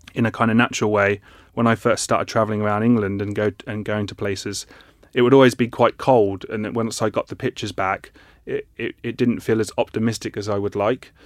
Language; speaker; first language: English; native; English